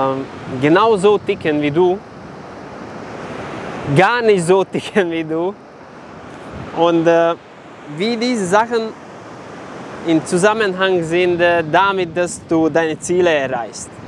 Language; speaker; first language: German; non-native, fluent; Serbian